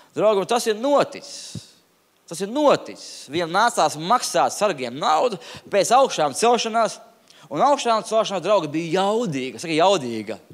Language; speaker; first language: Latvian; non-native, local second language; Russian